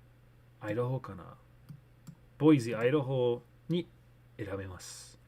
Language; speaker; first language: Japanese; non-native, learner; English